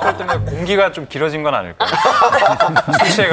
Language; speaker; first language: Korean; native; Korean